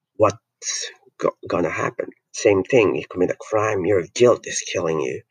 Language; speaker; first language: English; non-native, local second language; Filipino